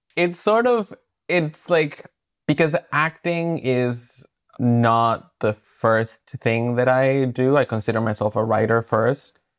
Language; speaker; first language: English; non-native, fluent; Spanish